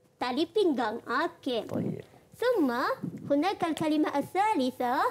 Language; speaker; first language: Arabic; non-native, fluent; Malay